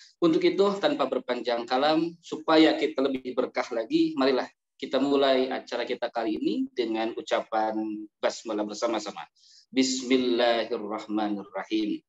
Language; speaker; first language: Indonesian; native; Indonesian